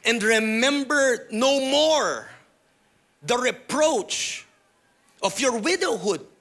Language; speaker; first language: English; non-native, local second language; Filipino